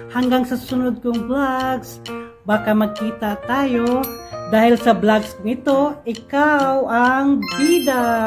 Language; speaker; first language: Filipino; non-native, local second language; Cebuano